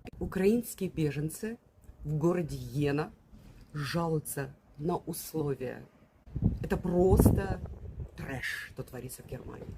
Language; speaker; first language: Russian; native; Russian